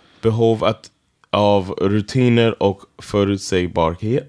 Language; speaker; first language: Swedish; non-native, learner; English